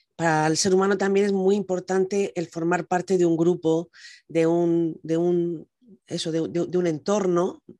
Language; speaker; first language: Spanish; native; Spanish